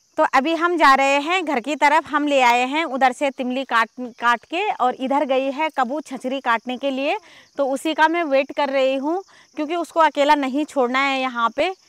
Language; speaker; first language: Hindi; non-native, local second language; Garhwali